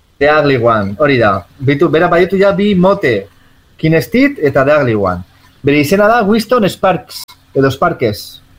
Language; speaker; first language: Basque; native; Basque